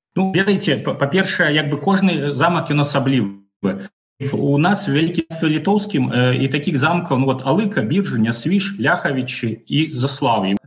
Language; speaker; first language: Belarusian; non-native, local second language; Russian